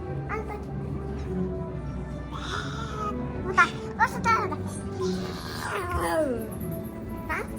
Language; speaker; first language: Russian; non-native, local second language; Kazakh